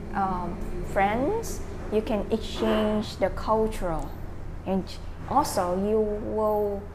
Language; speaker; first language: English; non-native, learner; Vietnamese